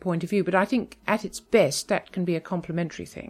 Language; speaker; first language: English; native; English